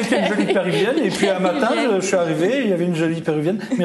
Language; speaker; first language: French; native; French